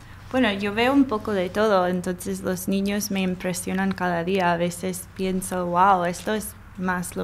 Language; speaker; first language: Spanish; non-native, learner; English